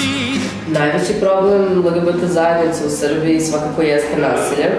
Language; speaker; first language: Serbian; native; Serbian